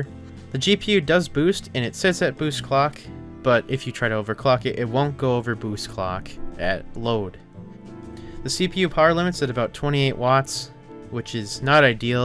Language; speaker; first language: English; native; English